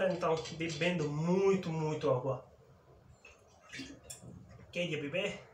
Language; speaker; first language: Portuguese; non-native, learner; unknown